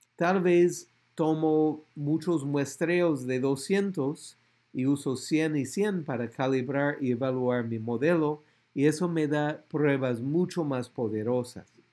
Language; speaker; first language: Spanish; non-native, fluent; English